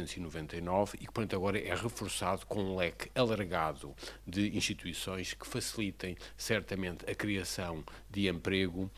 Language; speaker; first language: Portuguese; native; Portuguese